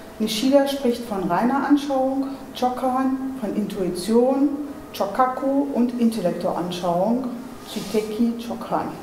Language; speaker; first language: German; native; German